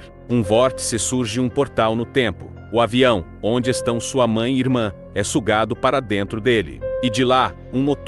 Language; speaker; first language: Portuguese; native; Portuguese